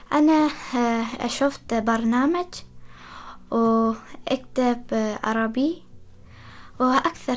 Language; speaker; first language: Arabic; non-native, learner; Persian